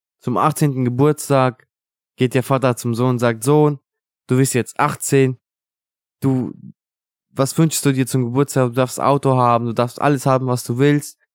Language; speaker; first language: German; non-native, fluent; Italian